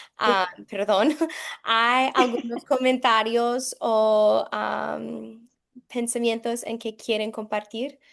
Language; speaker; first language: Spanish; non-native, fluent; English